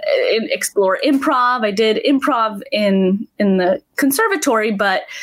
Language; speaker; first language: English; native; English